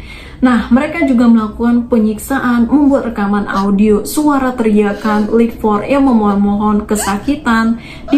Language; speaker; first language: Indonesian; native; Indonesian